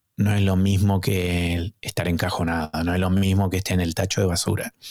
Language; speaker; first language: Spanish; native; Spanish